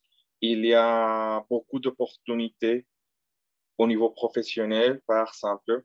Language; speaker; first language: French; non-native, fluent; Spanish